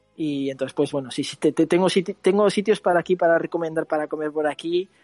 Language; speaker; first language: Spanish; native; Spanish